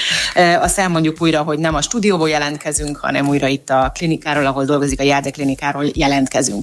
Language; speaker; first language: Hungarian; native; Hungarian